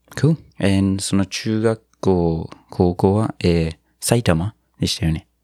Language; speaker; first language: Japanese; non-native, fluent; English